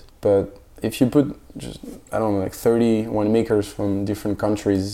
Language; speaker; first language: English; non-native, fluent; French